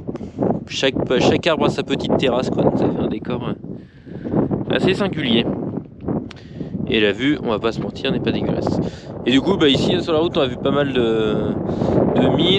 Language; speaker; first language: French; native; French